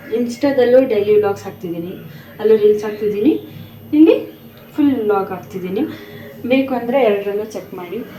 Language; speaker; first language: Kannada; non-native, local second language; Lambadi